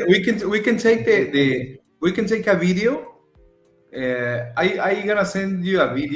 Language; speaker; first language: English; non-native, learner; Spanish